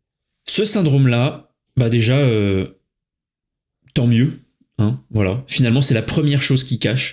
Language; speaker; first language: French; native; French